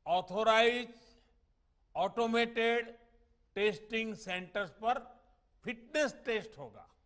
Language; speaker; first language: Hindi; non-native, local second language; Gujarati